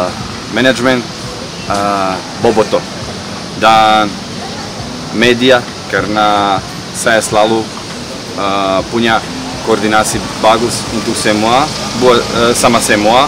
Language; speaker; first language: Indonesian; non-native, learner; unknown